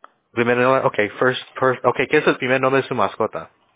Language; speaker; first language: Spanish; native; Spanish